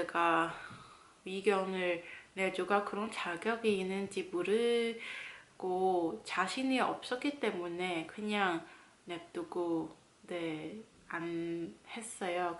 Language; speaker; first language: Korean; non-native, fluent; Cantonese